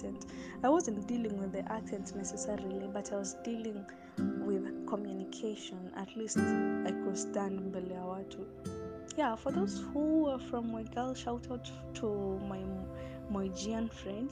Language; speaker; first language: English; non-native, local second language; Gusii